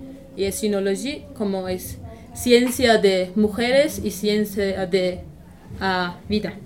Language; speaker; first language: Spanish; non-native, learner; Kurdish